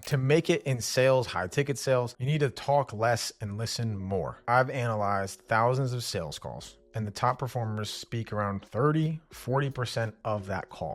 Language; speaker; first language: English; native; English